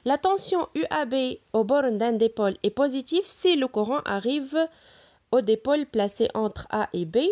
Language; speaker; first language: French; non-native, local second language; Arabic